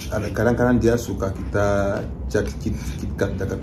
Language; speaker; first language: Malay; non-native, learner; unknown